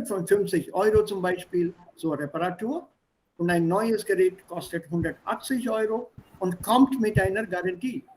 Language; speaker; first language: German; non-native, fluent; Hindi